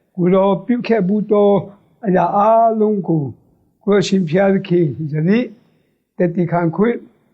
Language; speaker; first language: Burmese; non-native, local second language; Hakha Chin